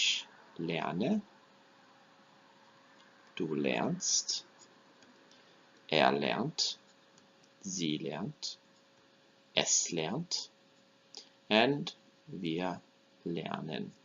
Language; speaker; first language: German; non-native, fluent; English